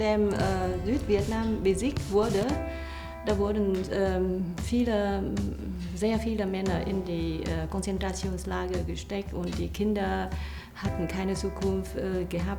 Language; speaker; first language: German; non-native, fluent; Vietnamese